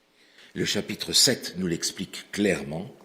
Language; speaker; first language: French; native; French